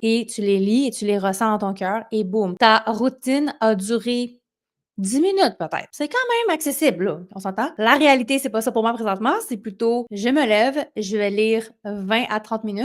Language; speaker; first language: French; native; French